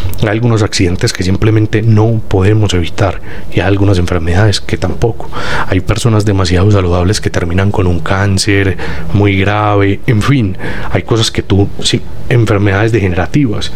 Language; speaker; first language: Spanish; native; Spanish